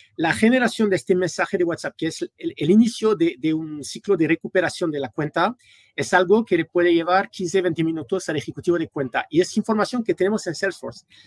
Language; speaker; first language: Spanish; non-native, fluent; French